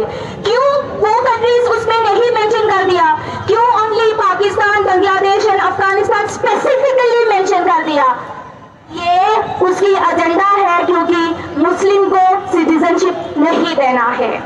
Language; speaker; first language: Hindi; non-native, local second language; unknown